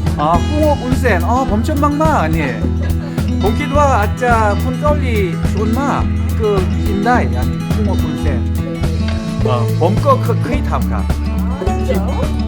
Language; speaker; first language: Thai; non-native, learner; Korean